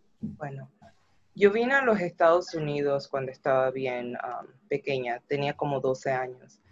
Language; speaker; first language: Spanish; early bilingual, other home language; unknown